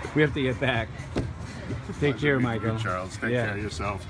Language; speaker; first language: English; native; English